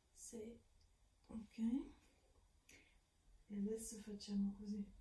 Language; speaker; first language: Italian; non-native, learner; Russian